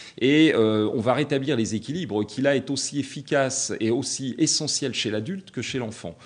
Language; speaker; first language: French; native; French